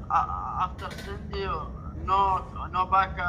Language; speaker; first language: English; non-native, learner; Arabic